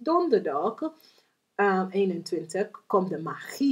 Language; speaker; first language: Dutch; non-native, learner; English